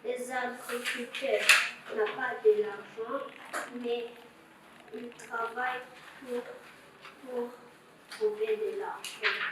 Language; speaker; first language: French; non-native, learner; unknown